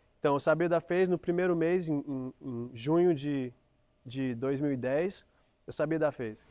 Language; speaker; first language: Portuguese; early bilingual, heritage; Portuguese